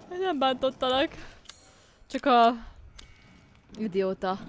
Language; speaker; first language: Hungarian; native; Hungarian